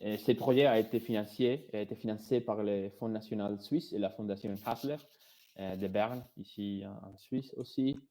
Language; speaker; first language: French; non-native, fluent; Spanish